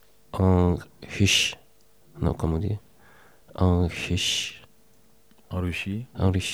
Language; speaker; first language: French; non-native, learner; Korean